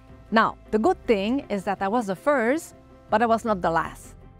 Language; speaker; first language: English; non-native, fluent; French